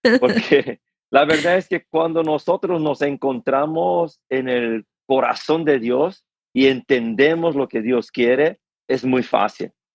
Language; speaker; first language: Spanish; non-native, fluent; Korean